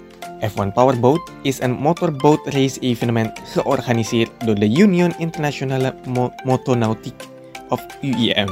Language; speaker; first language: Dutch; non-native, fluent; Indonesian